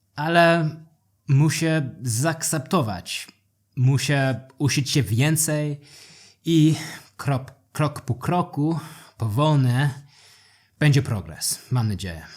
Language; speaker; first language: Polish; non-native, learner; English